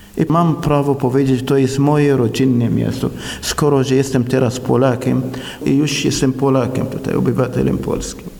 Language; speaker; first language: Polish; non-native, fluent; Arabic